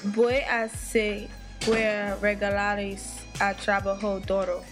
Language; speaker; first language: Spanish; non-native, learner; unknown